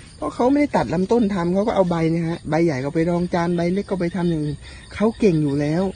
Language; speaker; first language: Thai; native; Thai